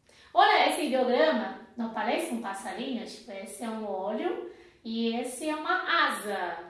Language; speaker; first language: Portuguese; non-native, fluent; Chinese